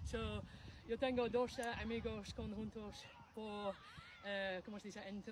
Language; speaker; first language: Spanish; non-native, learner; English